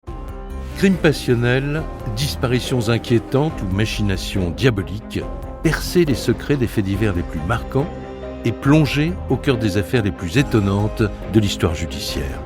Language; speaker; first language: French; native; French